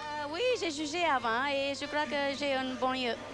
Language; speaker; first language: French; non-native, fluent; Romanian